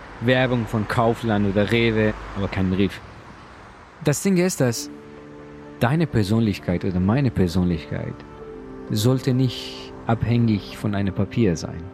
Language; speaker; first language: German; non-native, learner; Persian